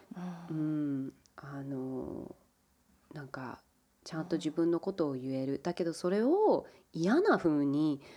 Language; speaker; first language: Japanese; early bilingual, heritage; English